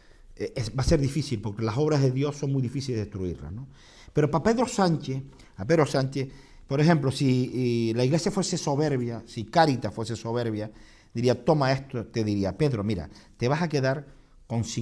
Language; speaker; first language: Spanish; native; Spanish